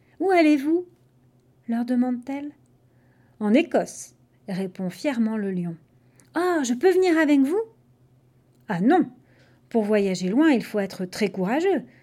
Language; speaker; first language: French; non-native, fluent; English